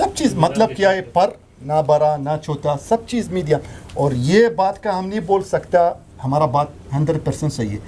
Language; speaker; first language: Hindi; non-native, learner; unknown